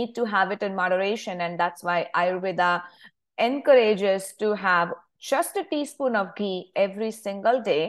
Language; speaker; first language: English; non-native, local second language; Marathi